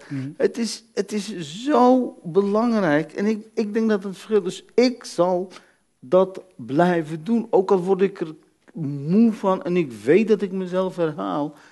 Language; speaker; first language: Dutch; early bilingual, other home language; Arabic